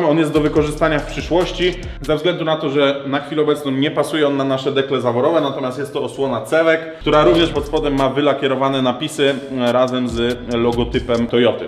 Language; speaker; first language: Polish; native; Polish